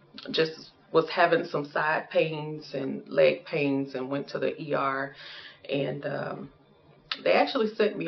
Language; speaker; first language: English; native; English